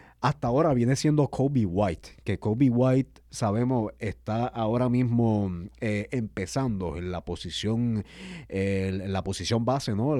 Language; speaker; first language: Spanish; native; Spanish